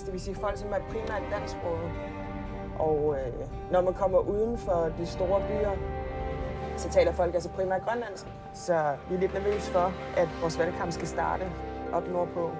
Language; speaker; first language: Danish; native; Danish